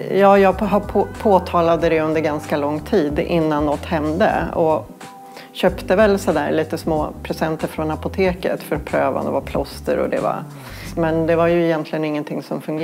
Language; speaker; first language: Swedish; native; Swedish